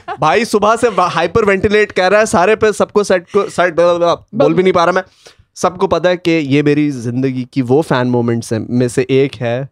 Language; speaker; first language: Urdu; native; Urdu